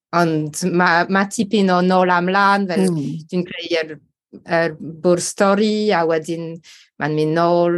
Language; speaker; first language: Welsh; non-native, local second language; English